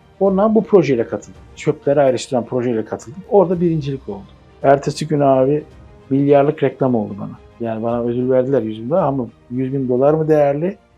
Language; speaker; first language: Turkish; native; Turkish